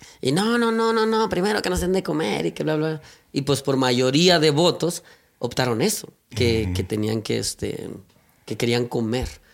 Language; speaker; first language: Spanish; native; Spanish